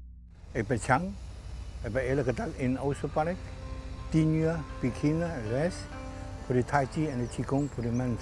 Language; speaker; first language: Dutch; non-native, learner; Cantonese